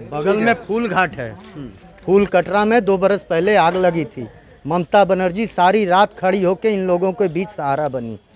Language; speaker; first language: Hindi; native; Hindi